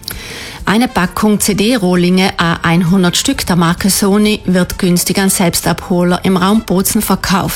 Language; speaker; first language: German; native; German